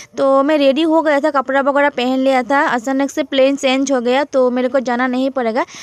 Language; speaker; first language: Hindi; non-native, local second language; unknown